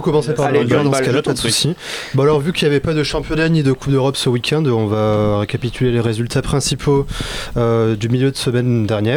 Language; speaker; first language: French; native; French